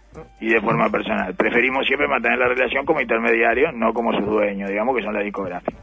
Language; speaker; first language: Spanish; native; Spanish